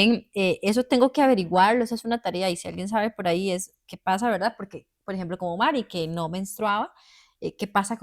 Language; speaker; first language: Spanish; native; Spanish